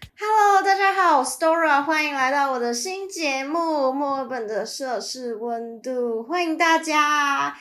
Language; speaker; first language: Chinese; native; Chinese